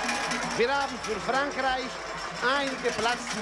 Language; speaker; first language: German; non-native, fluent; Italian